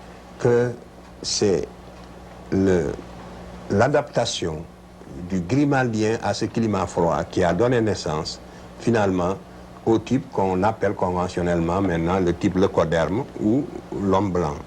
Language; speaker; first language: French; non-native, local second language; Wolof